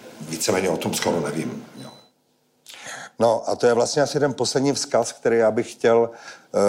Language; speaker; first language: Czech; native; Czech